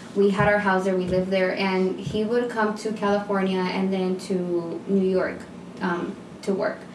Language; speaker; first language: English; native; English